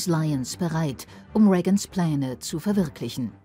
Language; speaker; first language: German; native; German